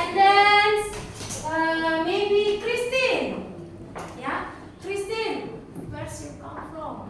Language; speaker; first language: English; non-native, learner; Indonesian